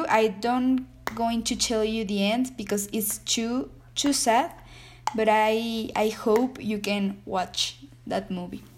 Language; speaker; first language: English; non-native, learner; Spanish